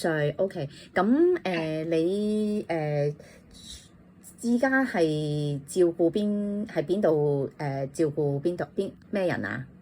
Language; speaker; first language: Cantonese; native; Cantonese